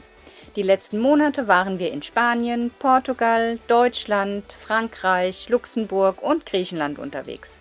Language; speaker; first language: German; native; German